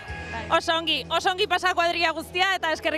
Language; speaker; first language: Basque; native; Basque